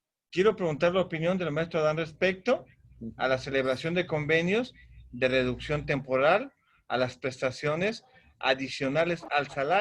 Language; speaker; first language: Spanish; native; Spanish